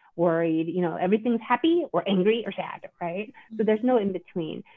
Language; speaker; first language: English; non-native, fluent; Korean